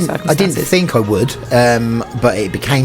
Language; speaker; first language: English; native; English